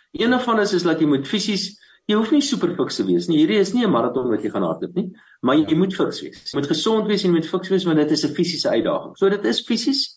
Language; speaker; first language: Afrikaans; native; Afrikaans